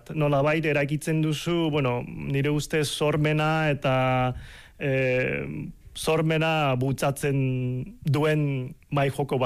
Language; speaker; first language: Basque; non-native, local second language; Spanish